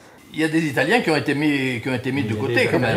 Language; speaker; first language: French; non-native, fluent; Greek